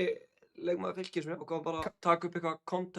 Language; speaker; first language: Icelandic; native; Icelandic